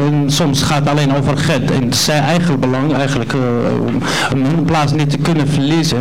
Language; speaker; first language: Dutch; non-native, learner; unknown